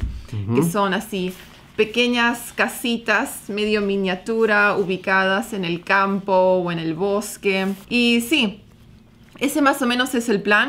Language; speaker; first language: Spanish; native; Spanish